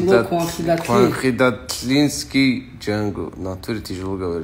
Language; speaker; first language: Russian; non-native, local second language; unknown